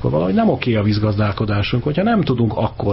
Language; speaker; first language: Hungarian; native; Hungarian